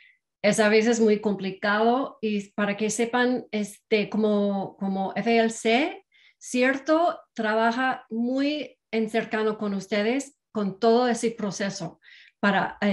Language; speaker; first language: Spanish; non-native, fluent; English